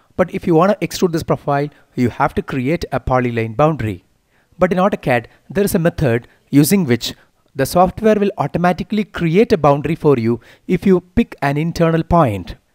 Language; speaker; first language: English; non-native, local second language; Malayalam